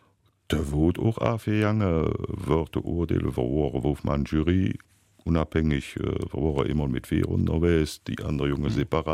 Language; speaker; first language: German; native; German